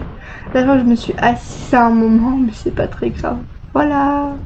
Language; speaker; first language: French; native; French